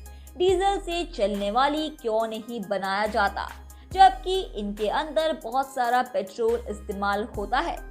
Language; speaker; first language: Hindi; native; Hindi